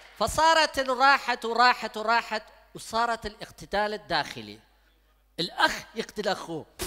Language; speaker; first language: Arabic; non-native, local second language; Kurdish